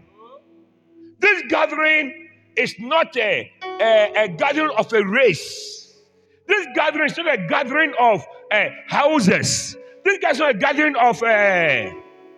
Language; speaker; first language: English; non-native, local second language; Akan